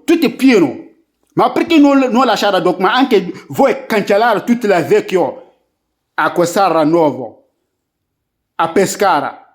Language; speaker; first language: Italian; non-native, learner; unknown